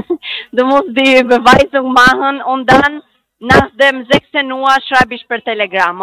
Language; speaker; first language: German; non-native, learner; Spanish